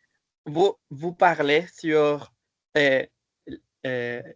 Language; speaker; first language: French; non-native, fluent; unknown